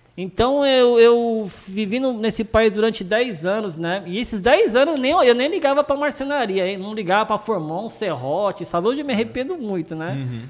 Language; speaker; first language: Portuguese; early bilingual, other home language; Japanese